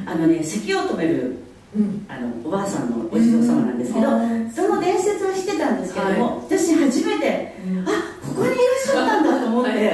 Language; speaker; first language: Japanese; native; Japanese